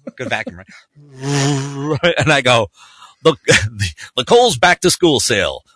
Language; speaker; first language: English; native; English